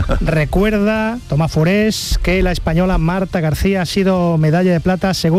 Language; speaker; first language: Spanish; native; Spanish